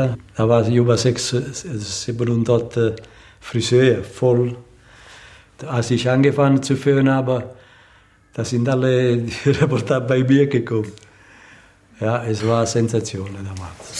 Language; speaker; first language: German; non-native, learner; Italian